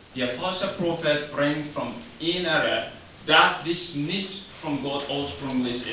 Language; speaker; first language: German; non-native, learner; English